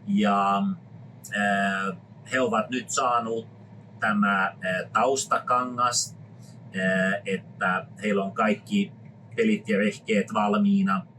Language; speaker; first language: Finnish; non-native, fluent; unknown